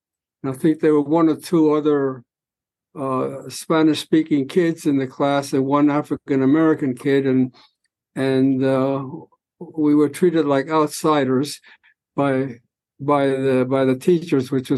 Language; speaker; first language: English; early bilingual, other home language; Spanish